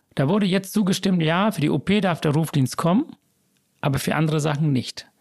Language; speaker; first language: German; early bilingual, other home language; Sinhala